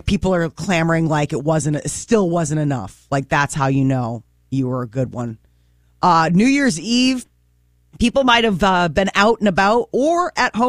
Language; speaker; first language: English; native; English